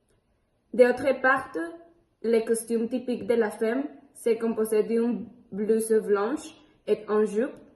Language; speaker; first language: French; non-native, learner; Spanish